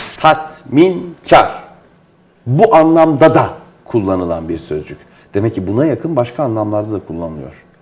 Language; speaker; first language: Turkish; native; Turkish